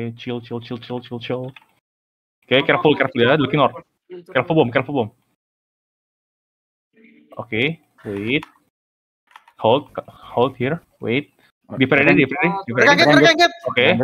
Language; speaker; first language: English; non-native, learner; Indonesian